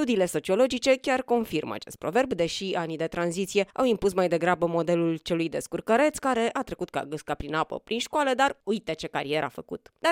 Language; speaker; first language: Romanian; native; Romanian